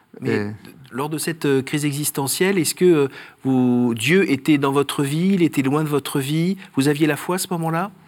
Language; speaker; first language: French; native; French